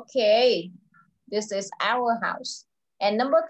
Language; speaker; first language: English; non-native, fluent; Vietnamese